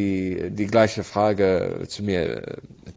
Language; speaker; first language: German; non-native, learner; Arabic